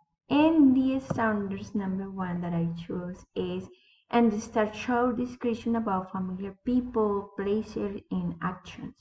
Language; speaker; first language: English; non-native, learner; Spanish